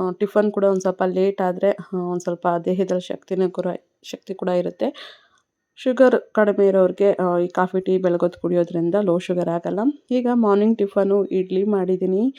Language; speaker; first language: Kannada; non-native, local second language; Tamil